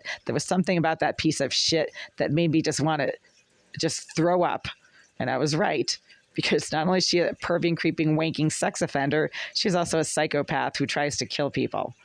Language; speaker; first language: English; native; English